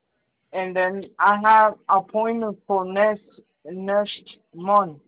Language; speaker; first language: English; non-native, learner; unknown